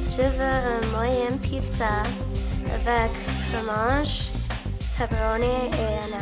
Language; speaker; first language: French; non-native, learner; English